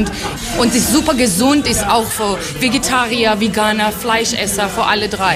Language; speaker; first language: German; non-native, fluent; Georgian